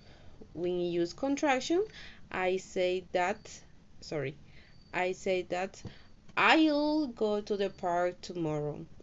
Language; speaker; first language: English; non-native, learner; Spanish